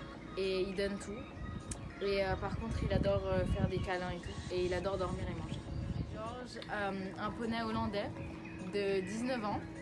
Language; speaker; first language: French; early bilingual, other home language; Italian